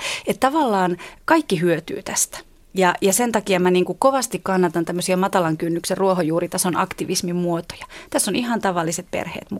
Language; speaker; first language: Finnish; native; Finnish